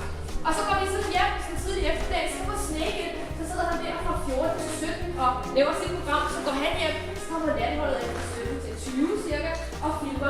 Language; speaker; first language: Danish; native; Danish